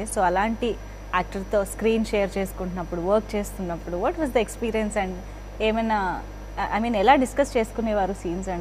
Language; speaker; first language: Telugu; native; Telugu